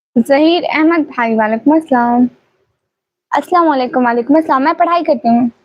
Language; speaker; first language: Urdu; non-native, local second language; Punjabi